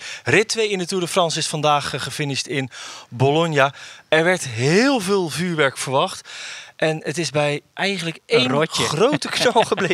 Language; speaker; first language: Dutch; native; Dutch